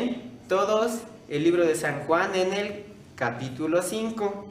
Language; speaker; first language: Spanish; native; Spanish